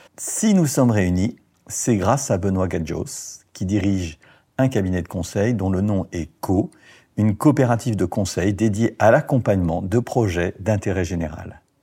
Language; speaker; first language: French; native; French